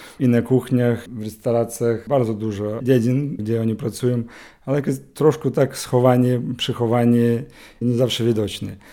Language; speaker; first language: Polish; non-native, learner; Ukrainian